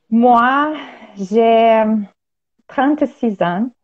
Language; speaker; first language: French; non-native, learner; Portuguese